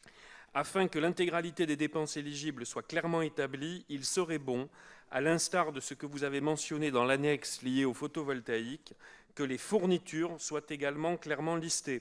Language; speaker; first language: French; native; French